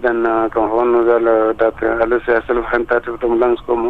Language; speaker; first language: Dutch; non-native, learner; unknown